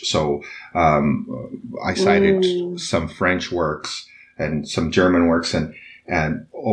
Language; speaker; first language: English; non-native, fluent; Portuguese